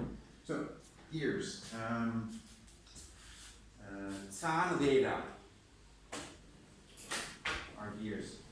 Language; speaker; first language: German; non-native, fluent; English